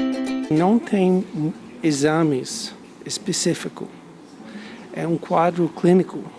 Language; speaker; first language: Portuguese; non-native, fluent; English